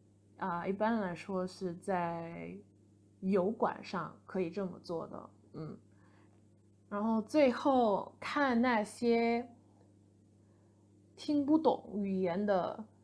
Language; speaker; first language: Chinese; non-native, fluent; English